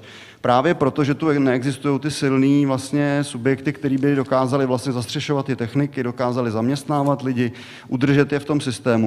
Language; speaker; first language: Czech; native; Czech